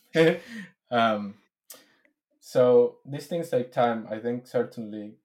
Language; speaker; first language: English; non-native, fluent; Spanish